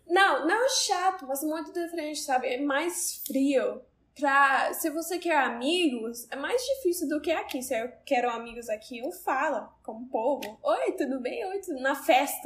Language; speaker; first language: Portuguese; non-native, learner; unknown